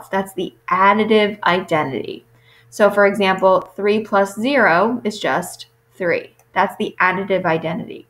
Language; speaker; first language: English; native; English